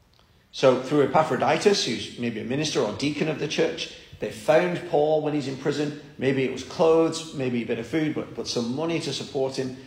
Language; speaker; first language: English; native; English